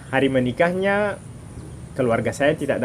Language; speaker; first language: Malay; non-native, fluent; Arabic